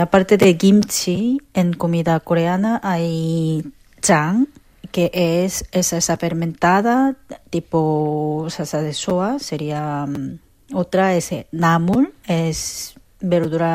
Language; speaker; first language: Spanish; non-native, fluent; Korean